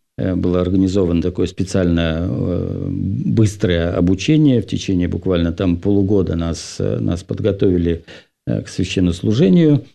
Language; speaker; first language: Russian; non-native, local second language; Finnish